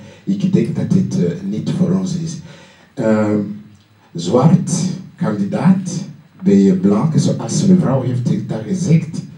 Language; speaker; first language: Dutch; non-native, learner; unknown